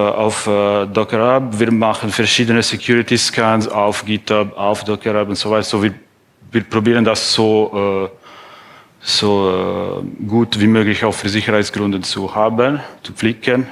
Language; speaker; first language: German; non-native, fluent; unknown